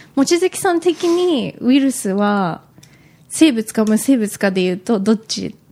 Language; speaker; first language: Japanese; native; Japanese